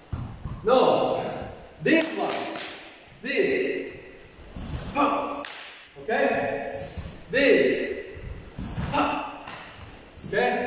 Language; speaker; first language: English; non-native, learner; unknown